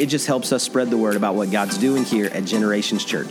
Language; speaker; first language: English; native; English